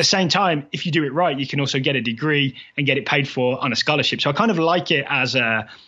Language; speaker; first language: English; native; English